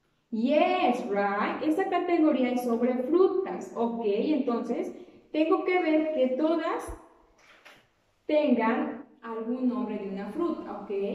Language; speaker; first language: Spanish; native; Spanish